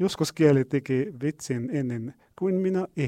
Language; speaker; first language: Finnish; non-native, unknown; Arabic